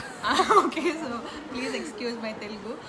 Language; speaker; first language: Telugu; non-native, learner; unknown